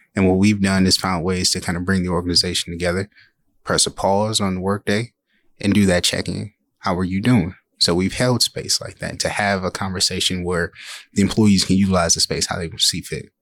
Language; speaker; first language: English; native; English